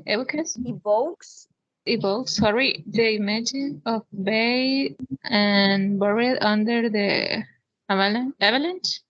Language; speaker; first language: English; non-native, learner; Spanish